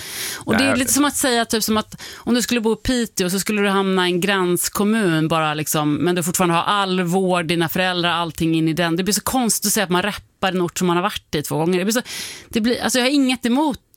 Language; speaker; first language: Swedish; native; Swedish